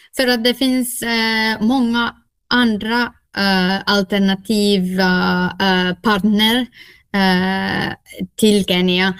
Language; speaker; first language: Swedish; non-native, local second language; Finnish